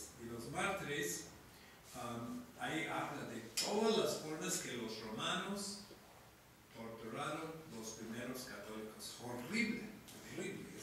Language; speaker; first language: Spanish; non-native, fluent; English